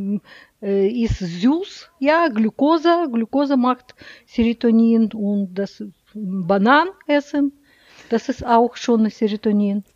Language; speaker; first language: German; non-native, learner; Russian